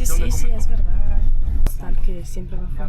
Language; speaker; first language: Spanish; non-native, fluent; Italian